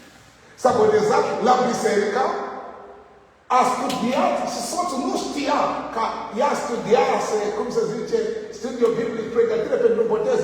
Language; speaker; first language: Romanian; non-native, learner; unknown